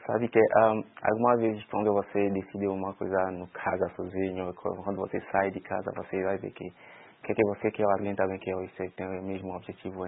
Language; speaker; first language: Portuguese; non-native, local second language; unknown